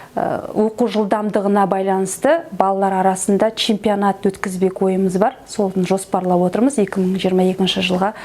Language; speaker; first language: Kazakh; native; Kazakh